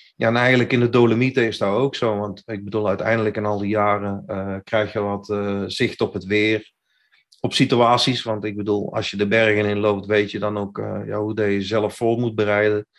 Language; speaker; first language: Dutch; native; Dutch